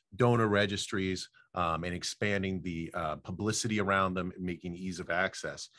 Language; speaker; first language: English; native; English